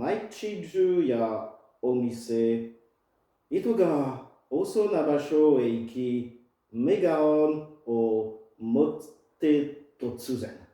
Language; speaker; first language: Japanese; non-native, fluent; French